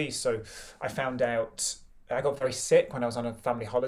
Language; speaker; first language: English; native; English